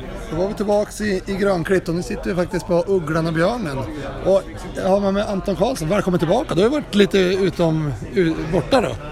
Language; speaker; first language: Swedish; native; Swedish